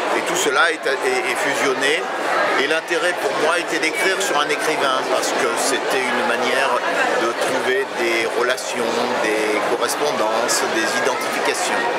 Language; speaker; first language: French; native; French